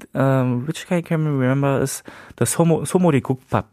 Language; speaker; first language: English; early bilingual, heritage; Korean